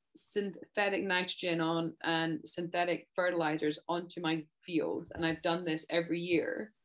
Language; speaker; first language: English; native; English